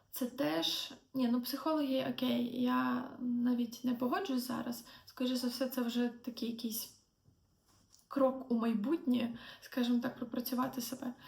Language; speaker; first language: Ukrainian; non-native, local second language; Russian